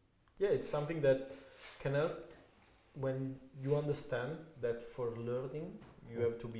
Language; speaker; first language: English; non-native, fluent; Italian